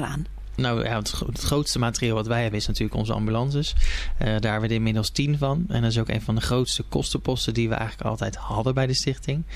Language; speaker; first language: Dutch; native; Dutch